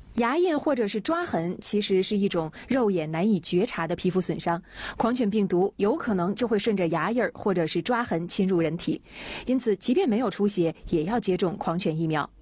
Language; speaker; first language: Chinese; native; Chinese